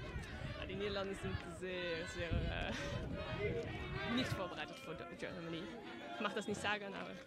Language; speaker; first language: German; non-native, learner; Dutch